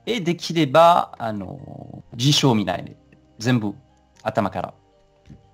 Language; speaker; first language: Japanese; non-native, learner; French